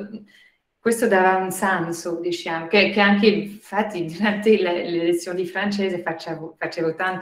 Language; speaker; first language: Italian; non-native, fluent; French